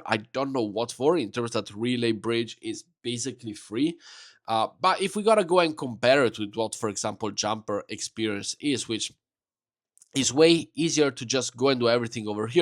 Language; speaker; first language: English; non-native, fluent; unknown